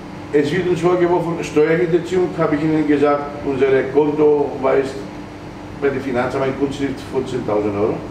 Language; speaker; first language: German; non-native, fluent; Greek